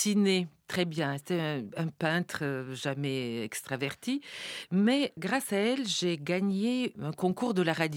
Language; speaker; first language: French; non-native, fluent; Bulgarian